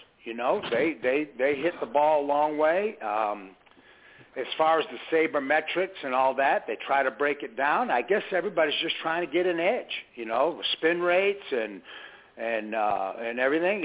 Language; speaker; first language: English; native; English